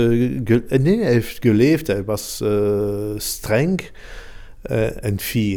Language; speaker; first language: Dutch; non-native, local second language; Italian